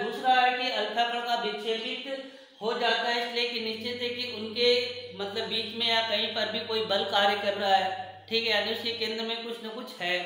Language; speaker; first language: Hindi; native; Hindi